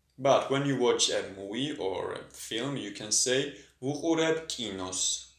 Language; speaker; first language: English; non-native, fluent; Georgian